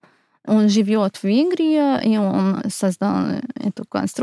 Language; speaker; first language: Russian; non-native, fluent; Hungarian